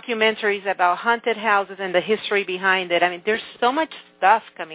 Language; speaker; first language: English; native; English